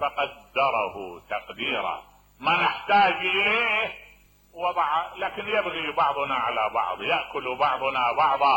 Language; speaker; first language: Arabic; native; Arabic